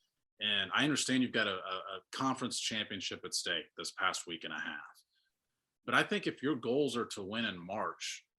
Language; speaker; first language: English; native; English